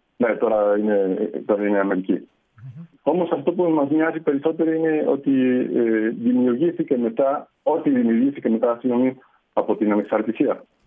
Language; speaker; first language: Greek; non-native, fluent; Spanish